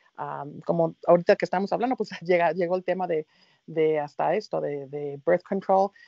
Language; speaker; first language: Spanish; early bilingual, heritage; Spanish